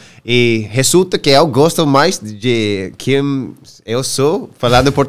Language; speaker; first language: Portuguese; non-native, learner; English